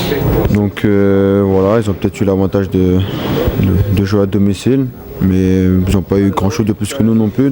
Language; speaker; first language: French; native; French